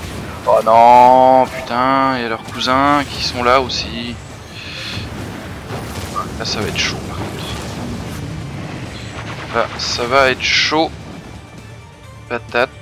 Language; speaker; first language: French; native; French